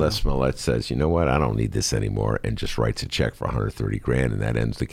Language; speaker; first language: English; native; English